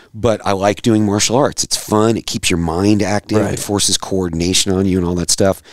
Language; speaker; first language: English; native; English